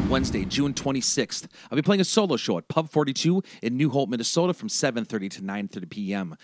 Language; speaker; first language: English; native; English